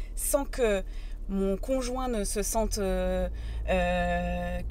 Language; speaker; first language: French; native; French